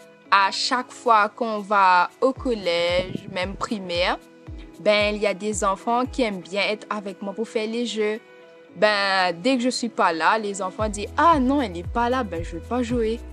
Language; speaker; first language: French; non-native, local second language; Morisyen